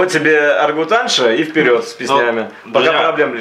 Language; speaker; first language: Russian; native; Russian